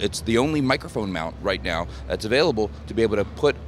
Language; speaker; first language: English; native; English